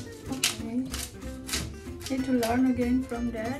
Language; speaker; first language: English; non-native, learner; Indonesian